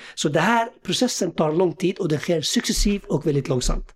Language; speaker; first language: Swedish; early bilingual, other home language; Assyrian Neo-Aramaic